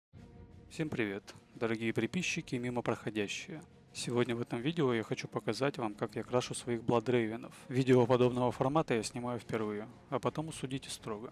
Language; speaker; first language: Russian; native; Russian